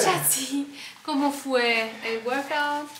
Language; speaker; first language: Spanish; non-native, learner; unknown